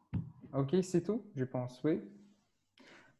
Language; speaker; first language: French; non-native, fluent; Russian